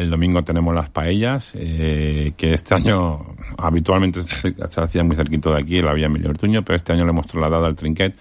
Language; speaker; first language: Spanish; native; Spanish